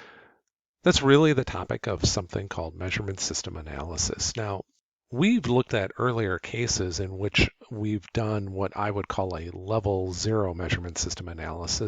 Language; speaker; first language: English; native; English